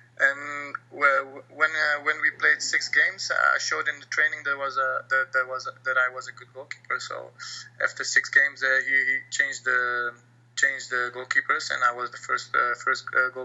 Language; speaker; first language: English; non-native, fluent; Dutch